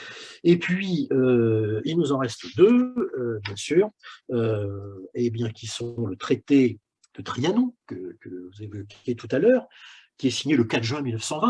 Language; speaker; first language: French; native; French